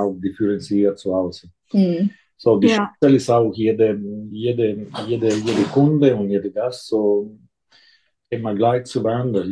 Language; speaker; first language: German; non-native, fluent; Italian